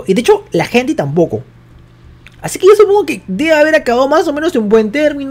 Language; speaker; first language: Spanish; native; Spanish